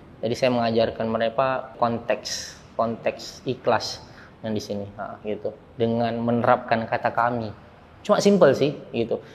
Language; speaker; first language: Indonesian; early bilingual, heritage; Indonesian